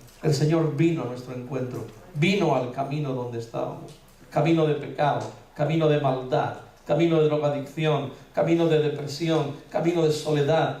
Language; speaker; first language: Spanish; native; Spanish